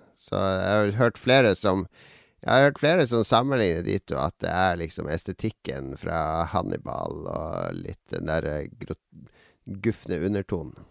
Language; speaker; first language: Norwegian; native; Norwegian